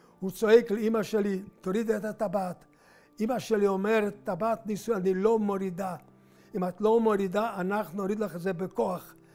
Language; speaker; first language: Hebrew; non-native, fluent; Hungarian